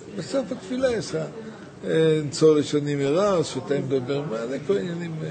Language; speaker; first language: Hebrew; native; Hebrew